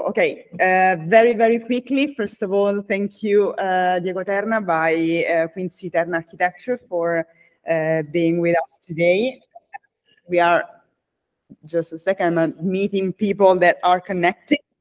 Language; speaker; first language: English; non-native, fluent; Italian